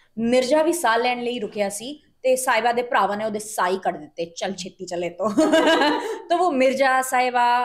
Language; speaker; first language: Hindi; native; Hindi